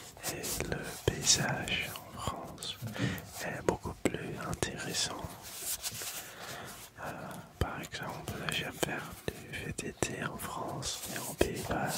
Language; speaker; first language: French; non-native, local second language; Dutch